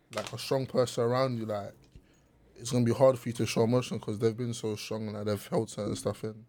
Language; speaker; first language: English; native; English